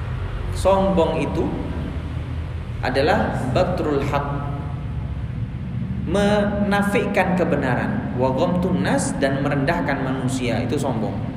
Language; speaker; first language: Indonesian; native; Indonesian